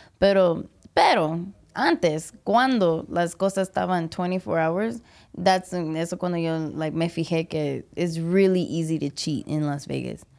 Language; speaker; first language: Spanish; early bilingual, heritage; English